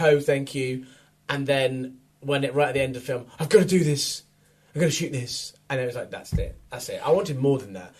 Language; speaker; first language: English; native; English